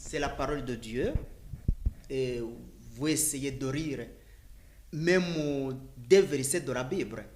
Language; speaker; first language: French; non-native, learner; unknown